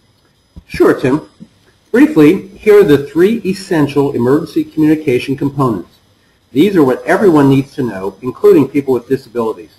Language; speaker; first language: English; native; English